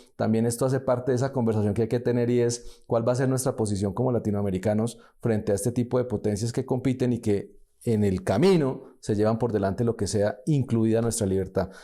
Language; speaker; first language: Spanish; native; Spanish